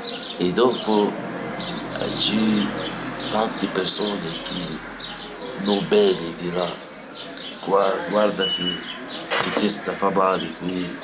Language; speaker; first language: Italian; non-native, learner; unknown